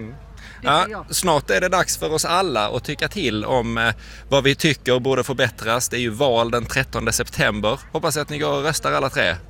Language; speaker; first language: Swedish; native; Swedish